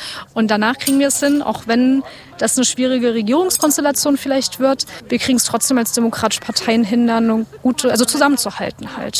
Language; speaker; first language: German; native; German